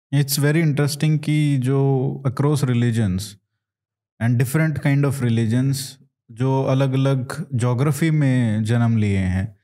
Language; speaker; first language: Hindi; native; Hindi